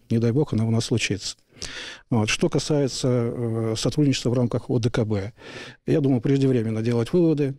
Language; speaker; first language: Russian; native; Russian